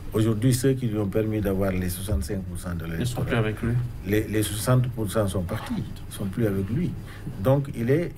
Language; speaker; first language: French; non-native, local second language; Wolof